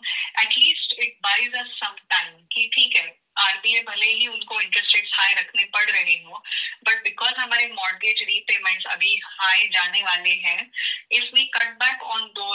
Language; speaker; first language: Hindi; native; Hindi